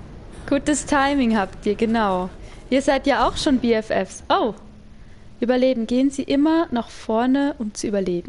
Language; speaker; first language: German; native; German